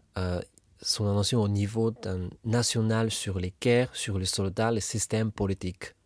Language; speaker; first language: French; non-native, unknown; Chinese